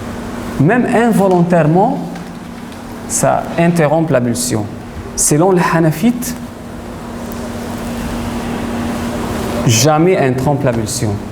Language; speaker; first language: French; non-native, fluent; Arabic